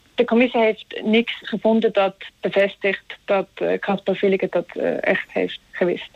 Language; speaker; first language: Dutch; non-native, fluent; Swiss German